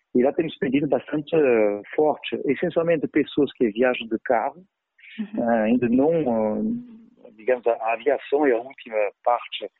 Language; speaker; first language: Portuguese; non-native, fluent; French